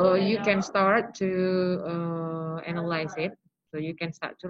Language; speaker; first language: English; non-native, local second language; Indonesian